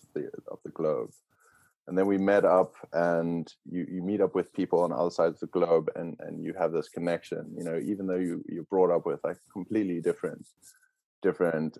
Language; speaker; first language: English; native; English